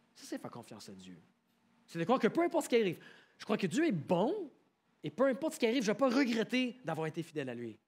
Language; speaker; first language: French; native; French